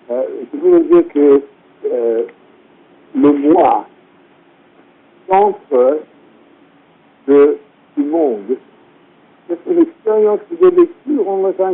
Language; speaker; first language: French; non-native, fluent; English